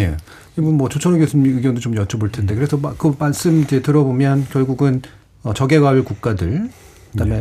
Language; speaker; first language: Korean; native; Korean